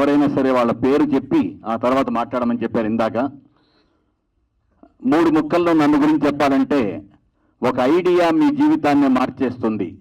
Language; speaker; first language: Telugu; native; Telugu